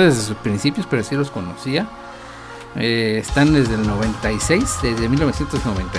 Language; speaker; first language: Spanish; native; Spanish